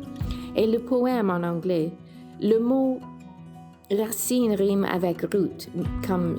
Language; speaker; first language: French; non-native, fluent; English